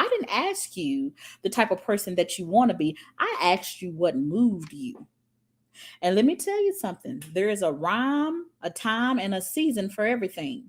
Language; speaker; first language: English; native; English